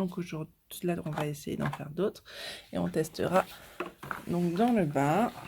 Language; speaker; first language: French; native; French